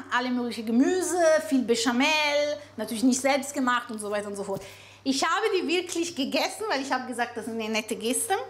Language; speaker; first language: German; non-native, fluent; Italian